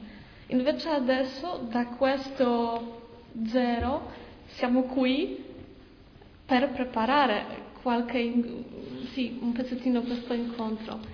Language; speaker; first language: Italian; non-native, learner; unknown